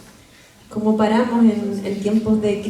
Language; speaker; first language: Spanish; native; Spanish